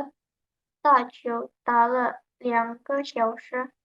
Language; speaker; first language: Chinese; non-native, learner; Indonesian